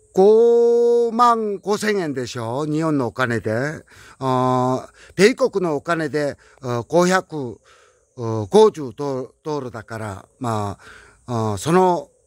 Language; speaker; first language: Japanese; non-native, learner; Korean